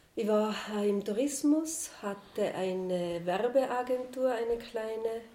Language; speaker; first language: German; native; German